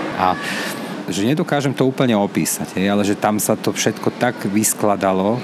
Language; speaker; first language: Slovak; native; Slovak